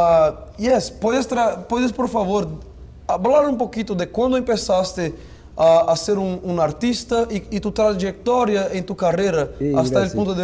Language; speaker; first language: Spanish; non-native, fluent; Portuguese